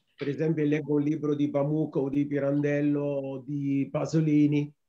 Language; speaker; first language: Italian; non-native, fluent; Arabic